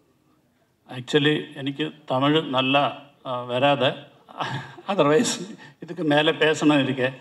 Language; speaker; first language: Tamil; non-native, learner; Malayalam